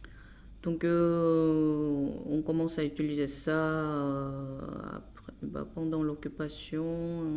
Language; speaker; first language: French; non-native, fluent; Korean